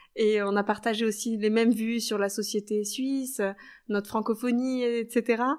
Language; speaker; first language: French; native; French